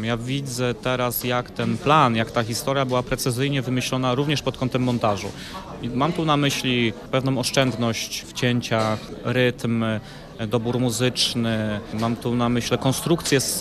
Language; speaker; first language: Polish; native; Polish